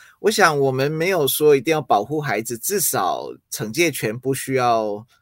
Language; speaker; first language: Chinese; early bilingual, other home language; English